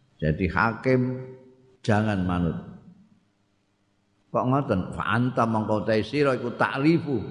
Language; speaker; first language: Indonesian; non-native, local second language; Javanese